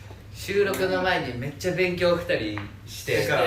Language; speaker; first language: Japanese; native; Japanese